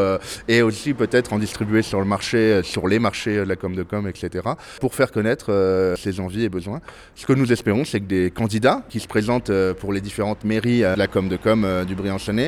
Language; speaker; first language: French; native; French